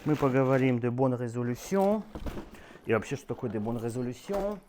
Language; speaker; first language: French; non-native, fluent; Russian